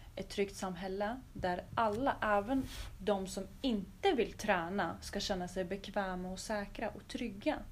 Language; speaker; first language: Swedish; early bilingual, other home language; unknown